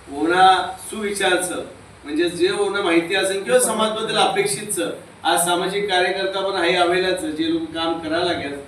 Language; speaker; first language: Marathi; non-native, local second language; Rajasthani